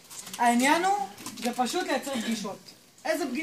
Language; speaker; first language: Hebrew; native; Hebrew